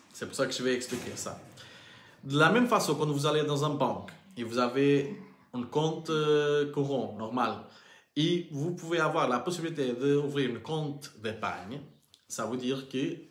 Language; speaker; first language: French; non-native, learner; Portuguese